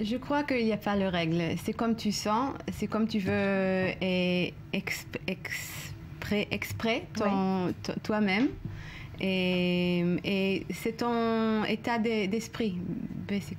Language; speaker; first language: French; non-native, fluent; Hebrew